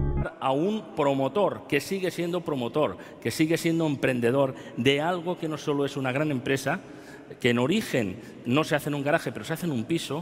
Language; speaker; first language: Spanish; native; Spanish